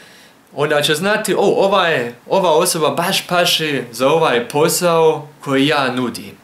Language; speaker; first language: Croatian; early bilingual, heritage; Croatian